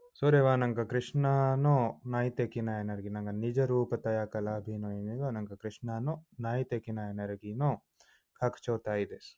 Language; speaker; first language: Japanese; non-native, fluent; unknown